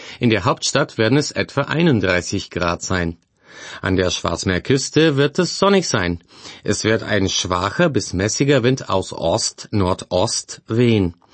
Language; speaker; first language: German; non-native, fluent; Bulgarian